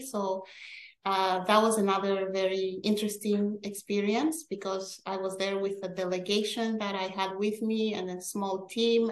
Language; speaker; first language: English; early bilingual, other home language; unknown